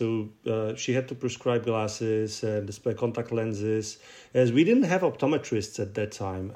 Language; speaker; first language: English; non-native, fluent; Russian